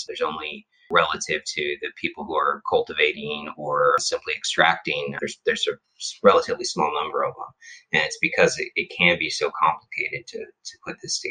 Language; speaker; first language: English; native; English